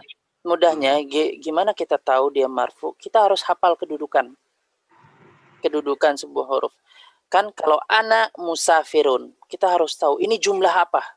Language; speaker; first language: Indonesian; native; Indonesian